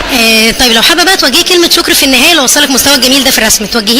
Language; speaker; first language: Arabic; native; Arabic